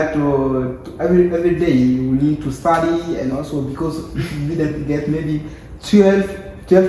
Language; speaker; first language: English; non-native, learner; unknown